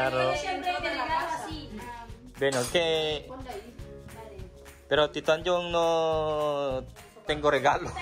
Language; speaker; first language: Spanish; non-native, learner; Filipino